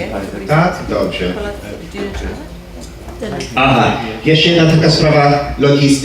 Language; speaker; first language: Polish; early bilingual, heritage; Polish